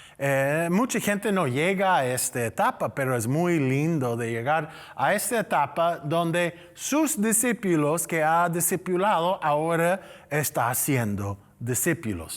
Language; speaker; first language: Spanish; non-native, learner; English